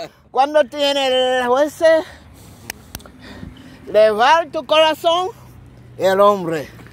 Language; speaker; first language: Spanish; non-native, learner; English